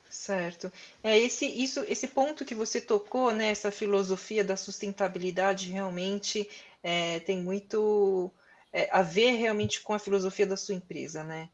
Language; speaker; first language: Portuguese; native; Portuguese